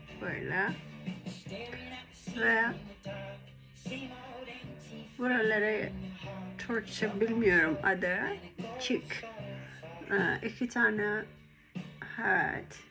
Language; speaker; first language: Turkish; non-native, learner; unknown